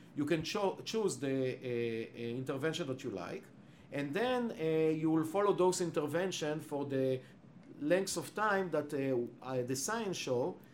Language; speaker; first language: English; non-native, fluent; Hebrew